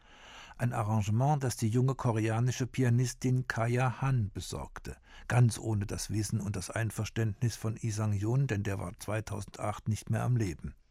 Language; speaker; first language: German; native; German